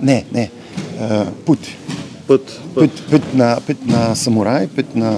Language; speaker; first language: Bulgarian; non-native, learner; Polish